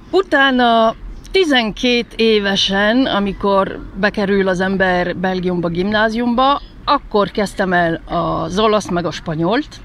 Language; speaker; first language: Hungarian; early bilingual, heritage; Hungarian